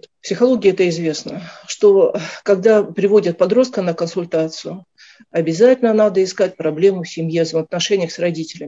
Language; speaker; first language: Russian; native; Russian